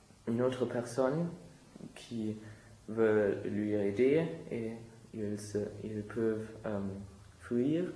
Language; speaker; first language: French; non-native, learner; German